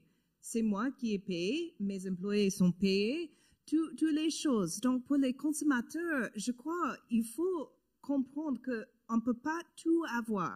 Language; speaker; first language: French; non-native, learner; English